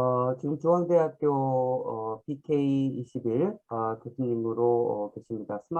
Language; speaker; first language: Korean; native; Korean